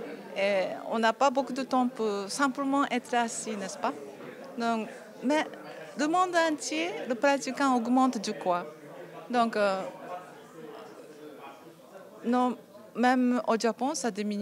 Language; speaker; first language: French; non-native, fluent; Japanese